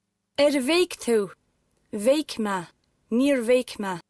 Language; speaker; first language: Irish; non-native, learner; English